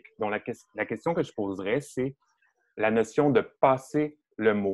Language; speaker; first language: French; native; French